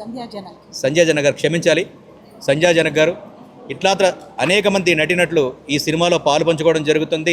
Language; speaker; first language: Telugu; native; Telugu